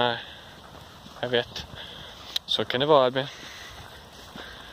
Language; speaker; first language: Swedish; native; Swedish